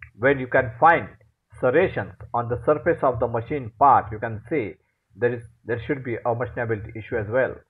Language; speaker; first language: English; non-native, local second language; Marathi